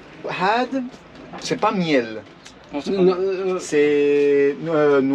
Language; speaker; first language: French; non-native, fluent; English